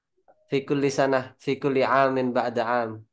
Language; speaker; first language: Arabic; non-native, fluent; Indonesian